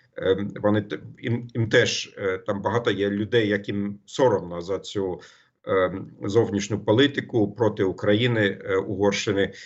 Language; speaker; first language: Ukrainian; non-native, fluent; German